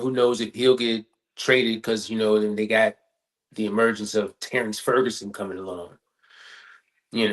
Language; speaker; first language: English; native; English